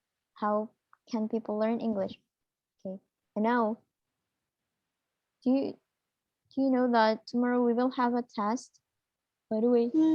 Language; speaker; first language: English; non-native, fluent; Indonesian